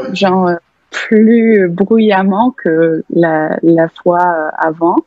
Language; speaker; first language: French; non-native, fluent; English